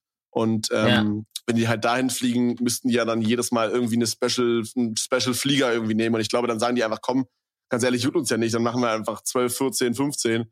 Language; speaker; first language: German; native; German